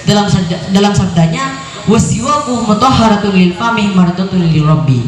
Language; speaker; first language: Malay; non-native, local second language; Madurese